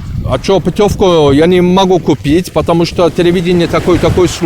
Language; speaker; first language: Russian; non-native, learner; Turkish